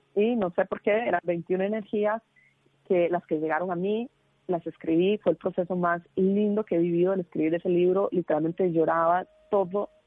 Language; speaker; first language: Spanish; native; Spanish